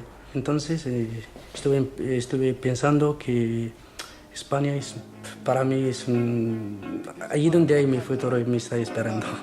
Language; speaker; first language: Spanish; non-native, fluent; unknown